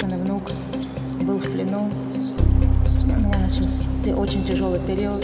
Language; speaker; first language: Russian; native; Russian